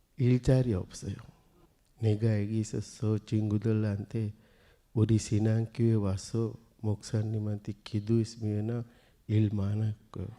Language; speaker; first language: Korean; non-native, learner; Sinhala